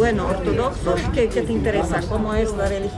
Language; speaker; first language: Spanish; non-native, fluent; Serbian